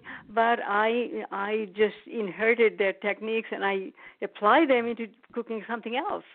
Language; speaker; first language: English; non-native, local second language; Bangla